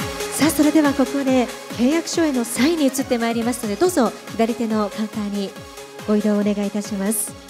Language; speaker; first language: Japanese; native; Japanese